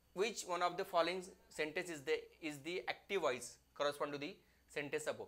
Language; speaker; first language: English; non-native, local second language; Marathi